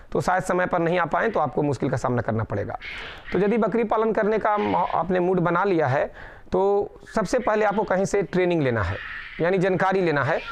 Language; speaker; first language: Hindi; native; Hindi